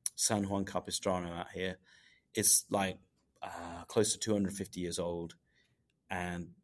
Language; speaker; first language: English; native; English